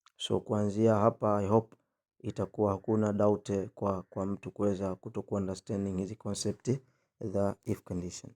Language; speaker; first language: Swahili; native; Swahili